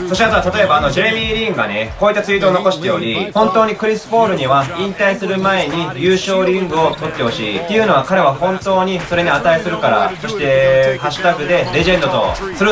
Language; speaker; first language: Japanese; native; Japanese